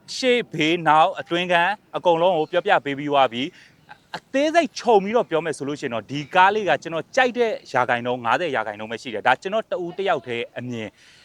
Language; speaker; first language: Burmese; native; Burmese